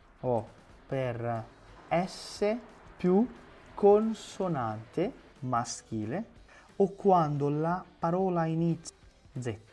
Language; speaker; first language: Italian; non-native, fluent; Portuguese